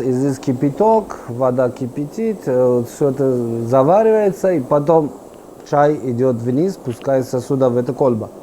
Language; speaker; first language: Russian; non-native, fluent; Persian